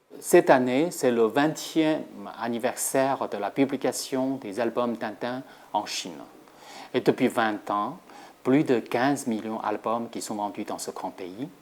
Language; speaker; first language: French; non-native, fluent; Chinese